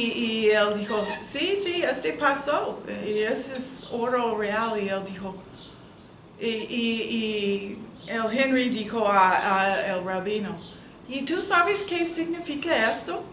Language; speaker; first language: Spanish; non-native, learner; English